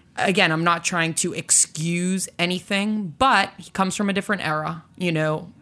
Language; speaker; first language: English; native; English